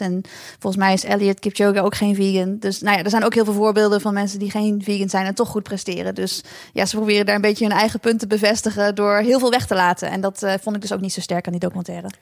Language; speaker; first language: Dutch; native; Dutch